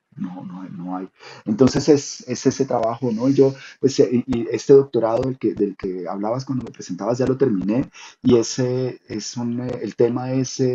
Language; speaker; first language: Spanish; native; Spanish